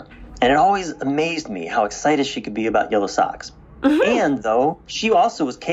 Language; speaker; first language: English; native; English